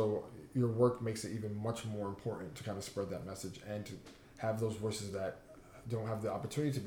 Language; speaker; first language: English; native; English